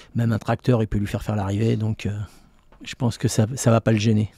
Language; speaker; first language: French; native; French